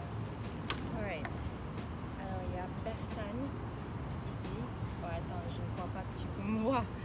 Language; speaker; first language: French; non-native, fluent; English